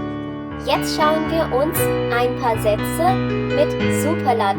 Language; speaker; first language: German; non-native, fluent; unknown